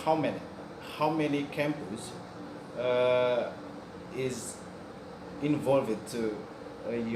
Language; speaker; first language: English; non-native, learner; Indonesian